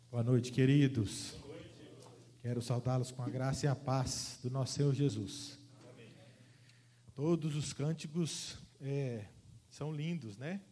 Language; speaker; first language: Portuguese; native; Portuguese